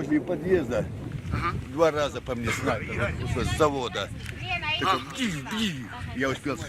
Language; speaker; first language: Russian; native; Russian